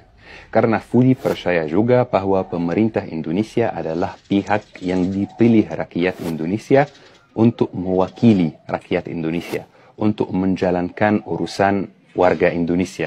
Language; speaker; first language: Indonesian; non-native, fluent; Arabic